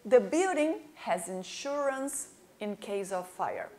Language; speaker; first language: English; non-native, fluent; Portuguese